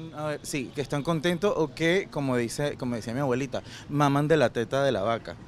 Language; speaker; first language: Spanish; native; Spanish